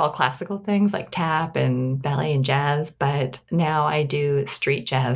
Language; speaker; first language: English; native; English